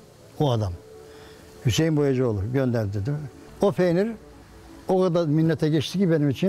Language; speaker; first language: Turkish; native; Turkish